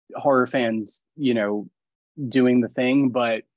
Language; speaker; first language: English; native; English